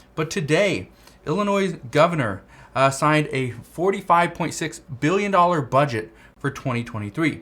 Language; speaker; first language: English; native; English